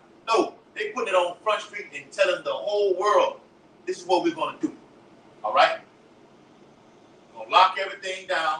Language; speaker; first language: English; native; English